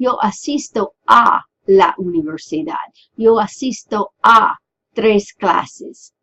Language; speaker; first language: Spanish; non-native, fluent; English